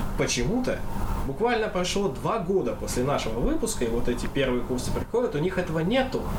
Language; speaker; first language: Russian; non-native, local second language; Kazakh